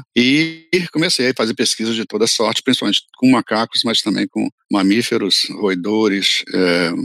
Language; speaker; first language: Portuguese; native; Portuguese